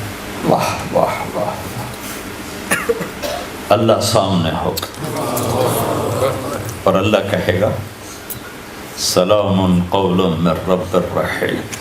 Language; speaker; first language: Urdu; non-native, local second language; Punjabi